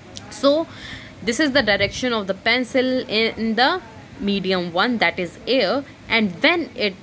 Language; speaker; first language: English; non-native, local second language; Hindi